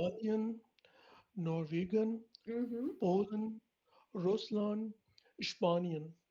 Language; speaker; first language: German; non-native, learner; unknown